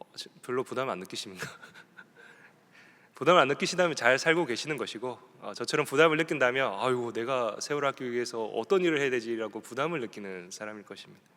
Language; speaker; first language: Korean; native; Korean